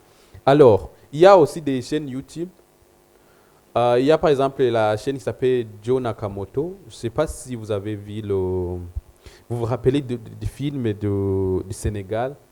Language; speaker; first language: French; non-native, local second language; Rundi